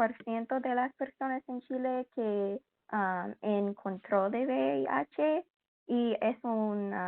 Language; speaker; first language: Spanish; non-native, learner; English